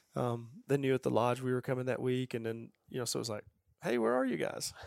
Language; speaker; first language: English; native; English